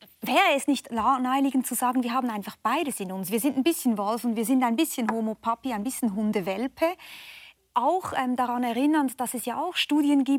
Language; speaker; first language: German; native; German